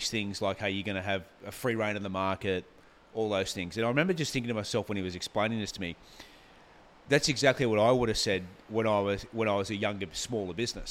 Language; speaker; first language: English; native; English